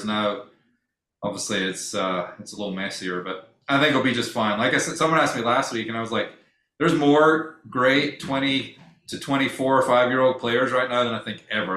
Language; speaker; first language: English; native; English